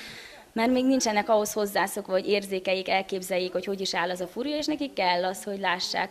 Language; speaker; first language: Hungarian; native; Hungarian